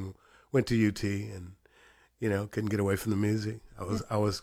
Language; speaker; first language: English; native; English